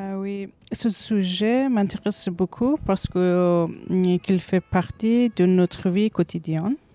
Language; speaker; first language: French; non-native, learner; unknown